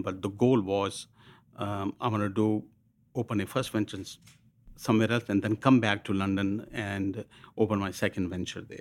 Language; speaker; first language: English; non-native, local second language; Hindi